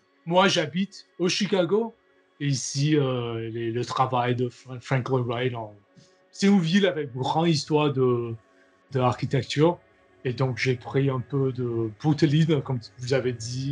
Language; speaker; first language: French; non-native, learner; English